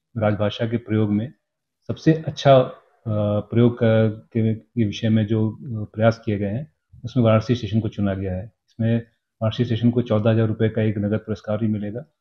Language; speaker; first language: Hindi; native; Hindi